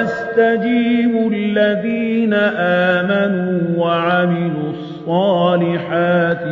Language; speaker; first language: Arabic; native; Arabic